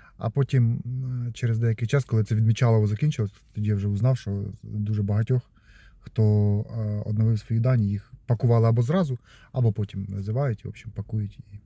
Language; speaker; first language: Ukrainian; non-native, local second language; Russian